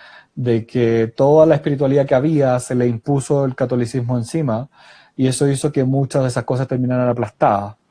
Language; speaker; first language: Spanish; native; Spanish